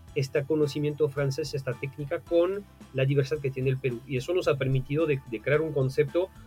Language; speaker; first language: Spanish; non-native, fluent; French